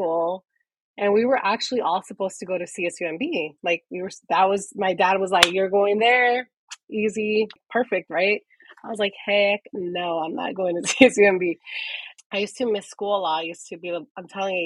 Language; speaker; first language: English; native; English